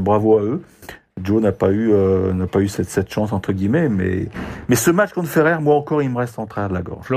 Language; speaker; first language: French; native; French